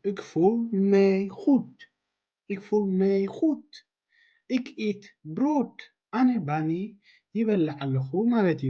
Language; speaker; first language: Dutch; non-native, learner; Tigrinya